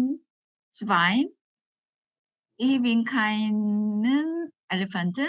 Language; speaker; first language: German; non-native, learner; Korean